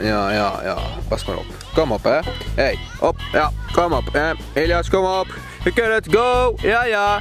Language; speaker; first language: Dutch; native; Dutch